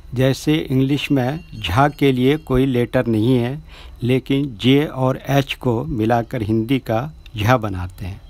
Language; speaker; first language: Hindi; native; Hindi